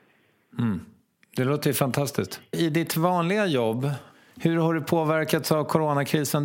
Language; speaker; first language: Swedish; native; Swedish